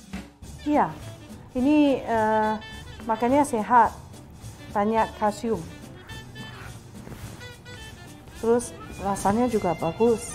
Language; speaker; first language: Indonesian; non-native, fluent; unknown